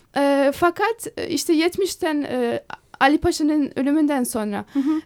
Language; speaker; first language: Turkish; non-native, fluent; Polish